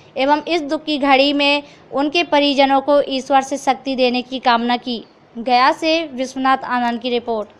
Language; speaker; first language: Hindi; native; Hindi